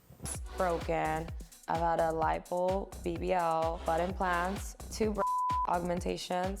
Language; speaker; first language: English; native; English